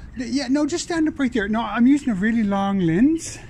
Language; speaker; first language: English; native; English